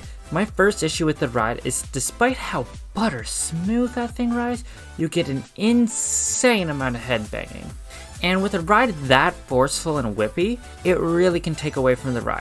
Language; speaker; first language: English; native; English